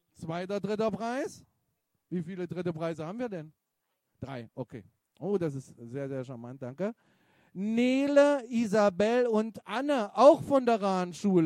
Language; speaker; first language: German; native; German